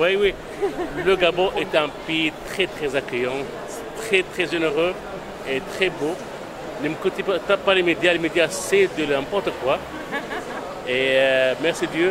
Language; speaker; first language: French; non-native, local second language; Arabic